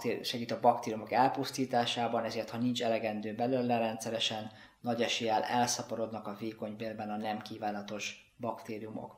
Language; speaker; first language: Hungarian; native; Hungarian